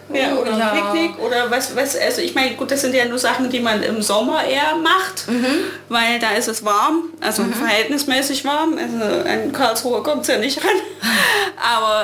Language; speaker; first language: German; native; German